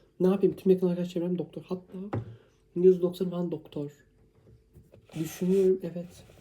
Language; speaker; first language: Turkish; native; Turkish